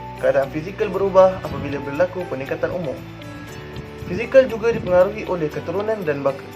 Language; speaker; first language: Malay; native; Malay